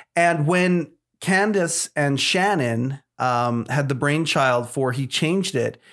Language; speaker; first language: English; native; English